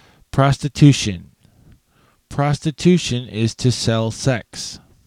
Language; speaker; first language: English; native; English